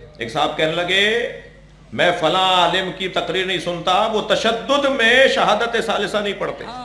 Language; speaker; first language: Urdu; native; Urdu